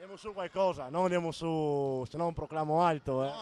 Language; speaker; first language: Italian; native; Italian